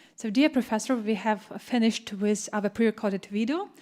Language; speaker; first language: English; non-native, fluent; Ukrainian